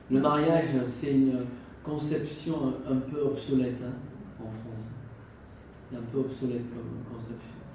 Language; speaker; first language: French; non-native, fluent; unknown